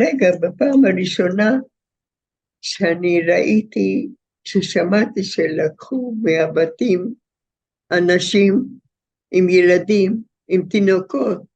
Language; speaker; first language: Hebrew; non-native, fluent; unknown